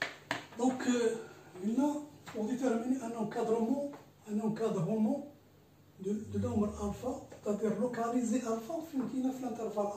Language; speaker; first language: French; non-native, local second language; Arabic